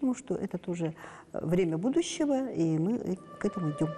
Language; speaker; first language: Russian; non-native, local second language; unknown